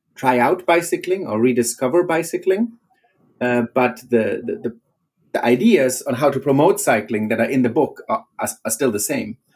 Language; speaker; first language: English; non-native, fluent; German